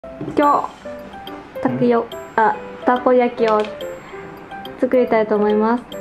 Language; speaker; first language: Japanese; non-native, learner; Vietnamese